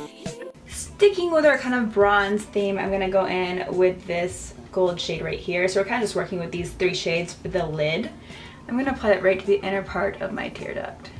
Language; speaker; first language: English; native; English